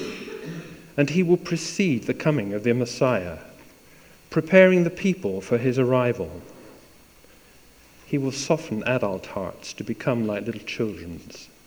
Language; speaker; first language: English; native; English